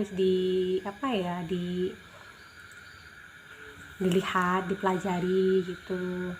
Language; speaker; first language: Indonesian; native; Indonesian